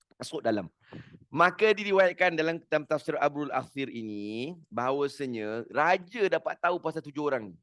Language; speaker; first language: Malay; native; Malay